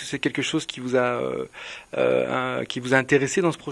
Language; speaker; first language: French; native; French